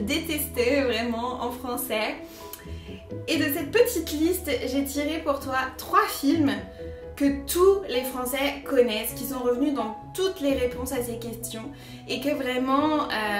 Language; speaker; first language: French; native; French